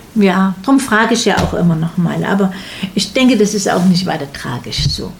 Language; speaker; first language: German; native; German